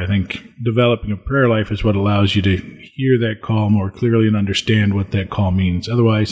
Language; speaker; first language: English; native; English